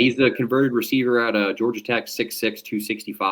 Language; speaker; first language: English; native; English